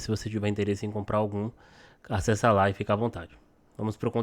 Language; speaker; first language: Portuguese; native; Portuguese